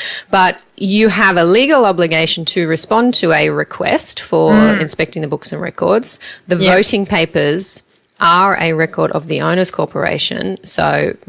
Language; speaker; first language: English; native; English